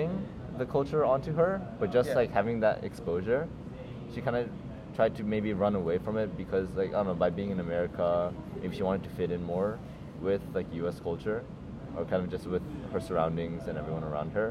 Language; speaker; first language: English; native; English